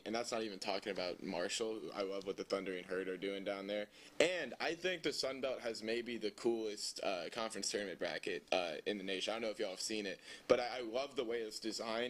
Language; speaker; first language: English; native; English